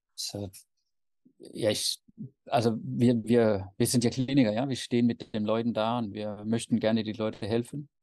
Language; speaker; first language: German; non-native, fluent; Danish